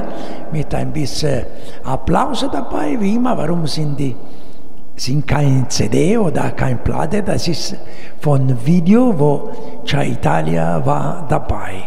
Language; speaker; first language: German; non-native, learner; Italian